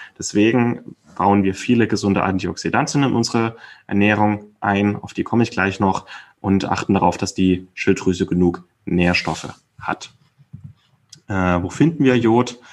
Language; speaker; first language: German; native; German